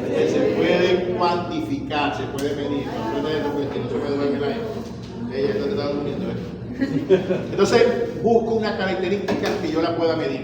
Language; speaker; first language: Spanish; native; Spanish